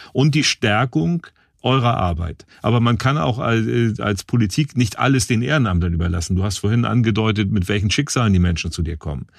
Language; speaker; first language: German; native; German